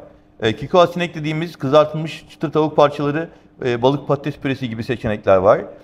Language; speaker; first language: Turkish; native; Turkish